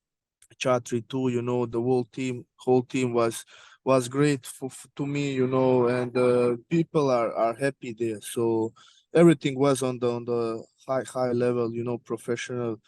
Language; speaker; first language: English; non-native, learner; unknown